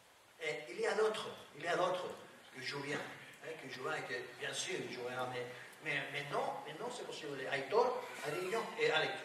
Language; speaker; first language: French; non-native, learner; Spanish